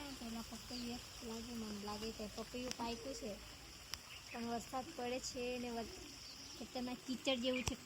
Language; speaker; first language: Gujarati; non-native, local second language; Vasavi